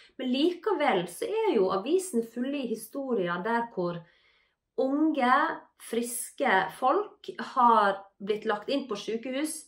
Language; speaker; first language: Norwegian; native; Norwegian